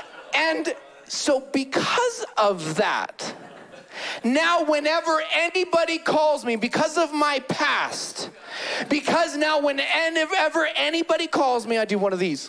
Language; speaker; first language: English; native; English